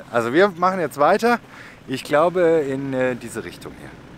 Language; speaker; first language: German; native; German